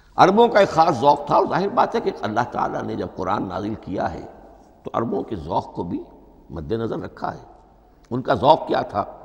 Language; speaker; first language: Urdu; native; Urdu